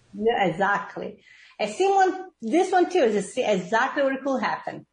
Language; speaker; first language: English; non-native, fluent; Italian